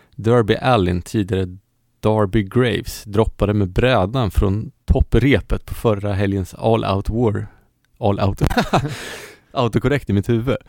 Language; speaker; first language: Swedish; native; Swedish